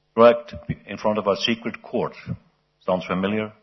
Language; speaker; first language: English; non-native, fluent; Icelandic